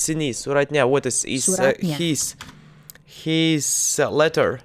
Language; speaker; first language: English; non-native, learner; Russian